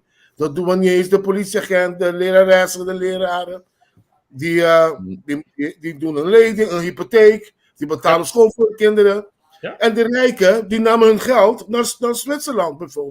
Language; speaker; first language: Dutch; non-native, local second language; Papiamento